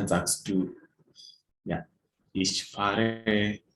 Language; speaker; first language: German; non-native, fluent; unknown